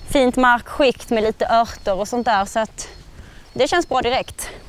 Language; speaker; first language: Swedish; native; Swedish